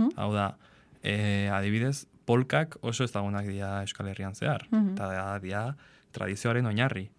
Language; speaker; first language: Basque; non-native, local second language; Spanish